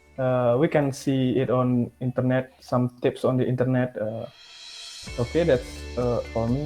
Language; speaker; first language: English; non-native, learner; Indonesian